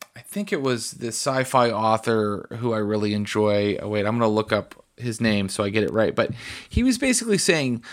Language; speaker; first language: English; native; English